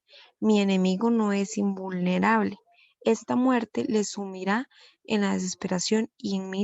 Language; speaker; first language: Spanish; native; Spanish